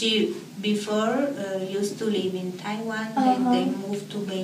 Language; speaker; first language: English; non-native, fluent; Italian